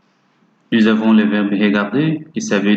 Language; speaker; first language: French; non-native, fluent; Portuguese